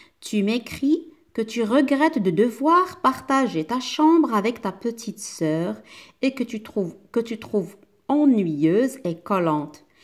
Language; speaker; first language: French; non-native, local second language; Arabic